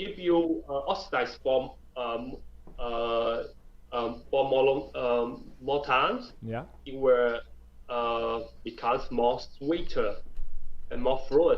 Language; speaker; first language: English; non-native, learner; Chinese